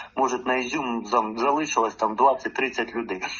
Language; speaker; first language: Ukrainian; native; Ukrainian